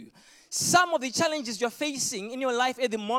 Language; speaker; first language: English; non-native, local second language; Shona